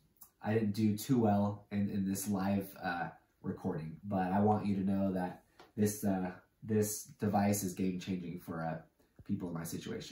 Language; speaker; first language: English; native; English